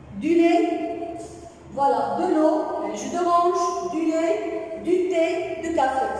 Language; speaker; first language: French; non-native, local second language; Arabic